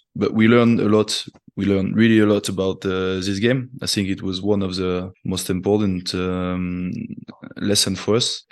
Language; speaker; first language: English; non-native, fluent; French